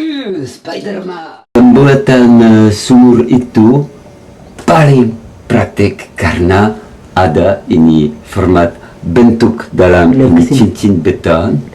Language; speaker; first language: Indonesian; non-native, learner; French